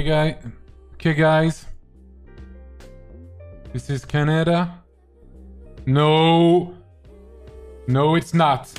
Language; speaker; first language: English; non-native, fluent; French